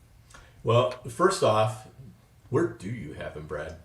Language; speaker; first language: English; native; English